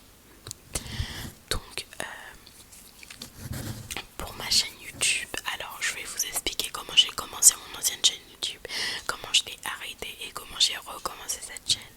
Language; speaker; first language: French; native; French